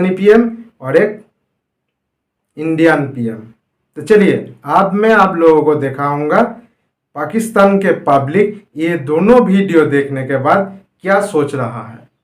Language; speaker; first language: Hindi; non-native, fluent; Bangla